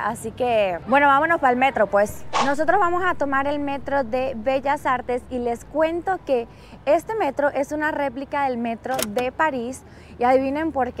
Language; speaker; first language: Spanish; native; Spanish